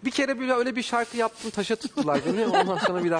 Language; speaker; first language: Turkish; native; Turkish